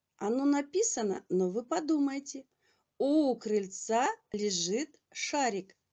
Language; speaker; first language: Russian; native; Russian